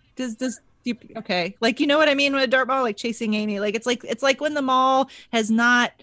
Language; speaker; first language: English; native; English